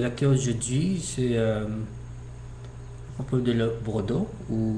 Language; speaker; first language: French; non-native, learner; English